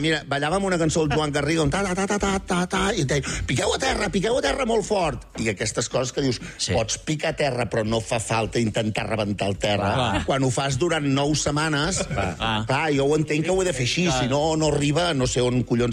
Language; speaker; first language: Catalan; native; Catalan